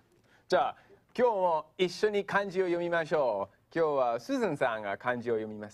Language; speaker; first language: Japanese; non-native, fluent; English